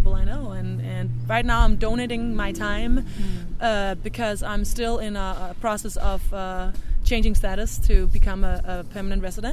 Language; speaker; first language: English; non-native, fluent; Danish